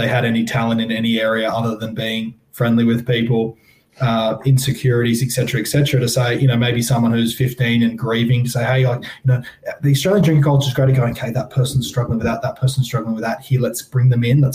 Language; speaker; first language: English; native; English